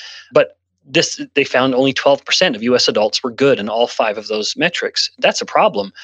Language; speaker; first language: English; native; English